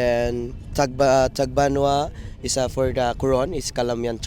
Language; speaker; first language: English; non-native, local second language; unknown